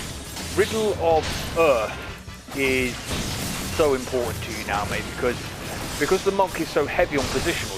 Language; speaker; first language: English; native; English